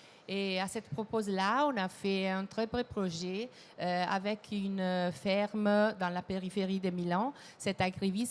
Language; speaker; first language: French; non-native, fluent; Italian